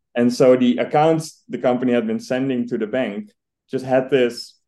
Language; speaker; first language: English; non-native, fluent; Dutch